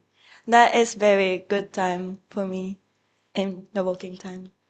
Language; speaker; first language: English; non-native, learner; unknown